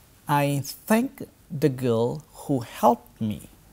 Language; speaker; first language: English; non-native, fluent; Indonesian